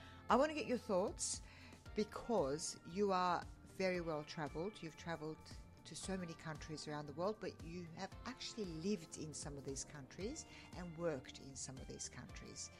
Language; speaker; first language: English; non-native, fluent; Turkish